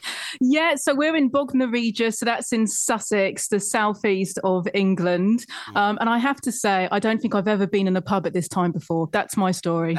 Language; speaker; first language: English; native; English